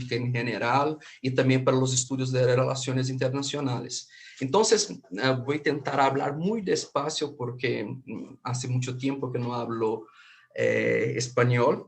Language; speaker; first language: Spanish; non-native, fluent; Portuguese